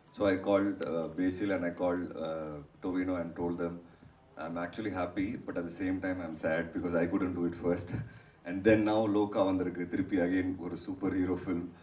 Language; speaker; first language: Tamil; native; Tamil